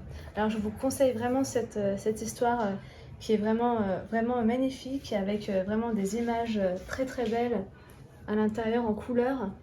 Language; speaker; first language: French; native; French